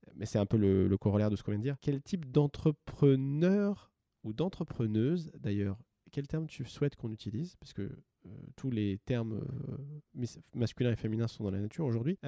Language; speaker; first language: French; native; French